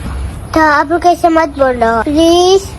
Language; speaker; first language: Hindi; non-native, local second language; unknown